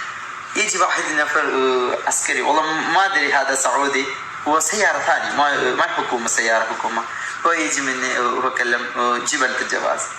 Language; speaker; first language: Arabic; non-native, learner; Malayalam